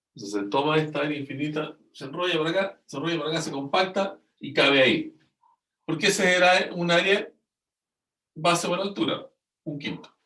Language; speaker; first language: Spanish; native; Spanish